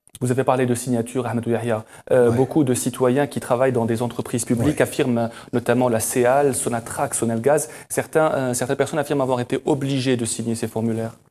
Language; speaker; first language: French; non-native, local second language; Arabic